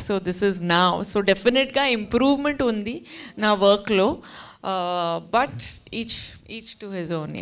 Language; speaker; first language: Telugu; non-native, learner; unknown